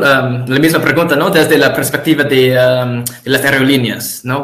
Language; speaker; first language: Spanish; non-native, fluent; English